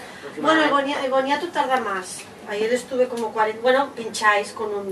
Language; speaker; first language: Spanish; native; Spanish